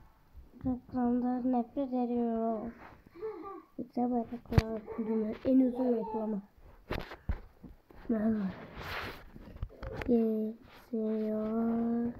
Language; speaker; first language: Turkish; early bilingual, heritage; Turkish